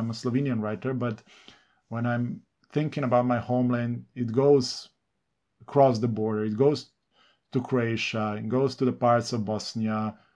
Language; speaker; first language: English; non-native, fluent; Serbian